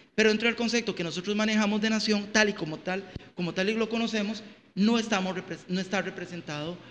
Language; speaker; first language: Spanish; native; Spanish